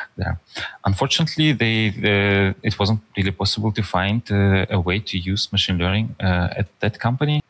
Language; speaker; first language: English; non-native, fluent; Russian